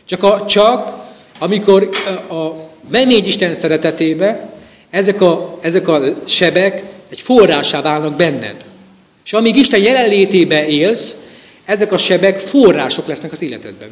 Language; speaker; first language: Hungarian; native; Hungarian